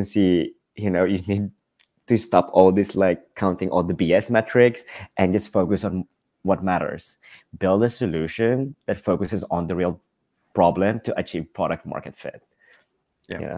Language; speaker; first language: English; non-native, local second language; Filipino